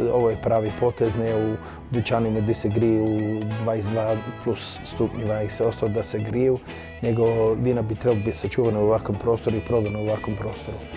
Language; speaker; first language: Croatian; early bilingual, heritage; Croatian